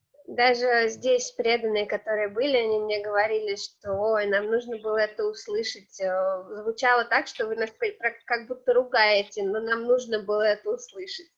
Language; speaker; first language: Russian; native; Russian